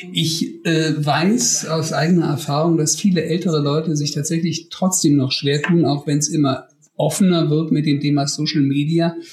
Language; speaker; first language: German; native; German